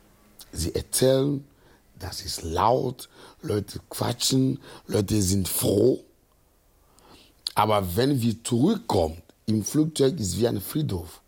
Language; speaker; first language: German; non-native, fluent; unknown